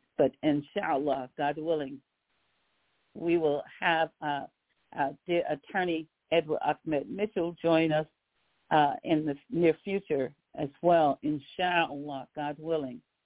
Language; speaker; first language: English; native; English